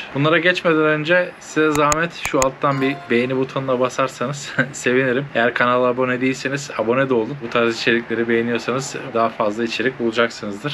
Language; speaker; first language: Turkish; native; Turkish